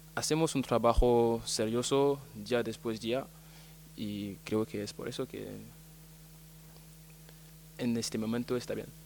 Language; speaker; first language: Spanish; non-native, learner; French